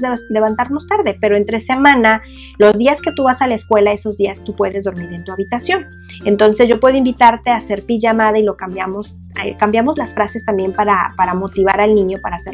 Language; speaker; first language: Spanish; native; Spanish